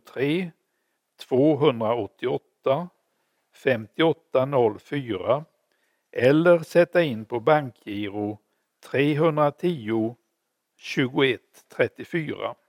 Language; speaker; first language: Swedish; native; Swedish